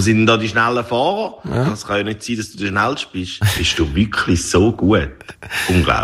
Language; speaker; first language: German; native; German